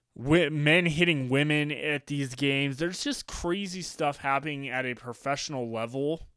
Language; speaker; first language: English; native; English